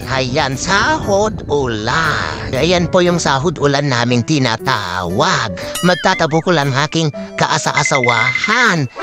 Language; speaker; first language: Filipino; non-native, local second language; Iloko